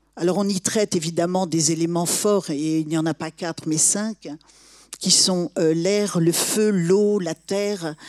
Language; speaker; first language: French; native; French